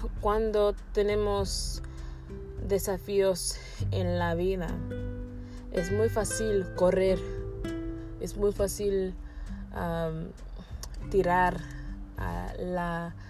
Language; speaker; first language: Spanish; non-native, learner; English